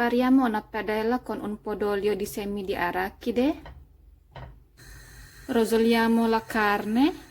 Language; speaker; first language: Italian; non-native, fluent; Indonesian